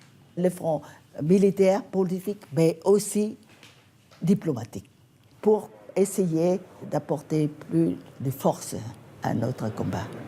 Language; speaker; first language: French; non-native, fluent; Vietnamese